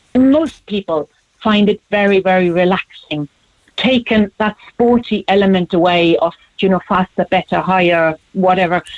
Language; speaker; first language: English; non-native, fluent; German